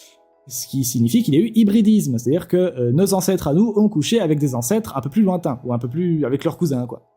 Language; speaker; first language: French; native; French